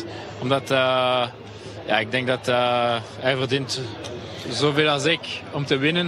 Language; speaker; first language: Dutch; non-native, local second language; French